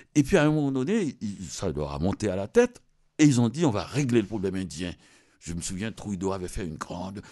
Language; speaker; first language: French; non-native, local second language; Haitian Creole